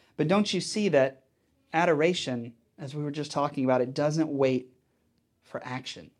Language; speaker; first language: English; native; English